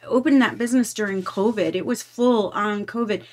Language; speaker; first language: English; native; English